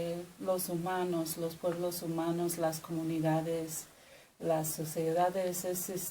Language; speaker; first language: Spanish; non-native, fluent; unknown